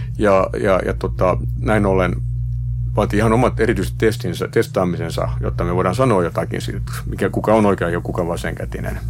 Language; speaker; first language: Finnish; native; Finnish